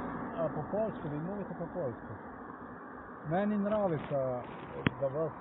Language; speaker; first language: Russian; non-native, learner; Slovenian